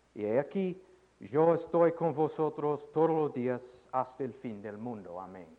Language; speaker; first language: Spanish; non-native, fluent; English